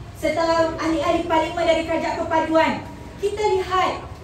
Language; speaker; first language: Malay; native; Malay